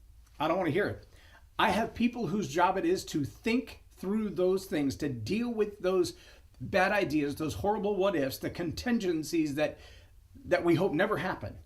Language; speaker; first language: English; native; English